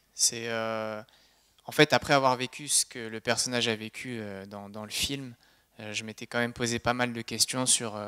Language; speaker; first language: French; native; French